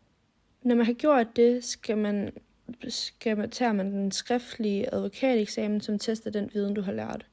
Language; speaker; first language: Danish; native; Danish